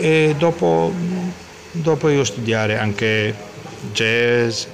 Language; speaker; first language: Italian; non-native, learner; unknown